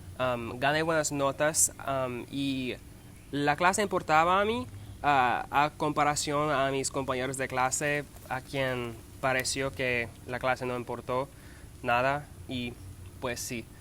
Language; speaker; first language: Spanish; non-native, learner; English